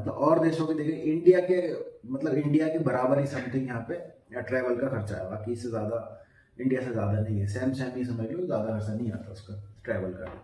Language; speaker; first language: Hindi; native; Hindi